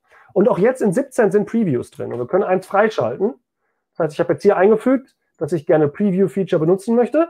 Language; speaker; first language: German; native; German